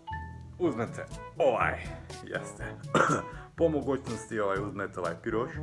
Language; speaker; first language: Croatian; non-native, local second language; Hungarian